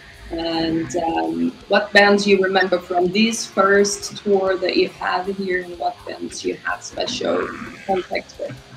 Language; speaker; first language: English; non-native, fluent; Portuguese